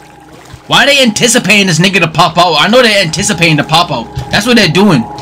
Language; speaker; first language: English; native; English